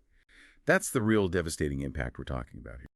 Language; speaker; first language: English; native; English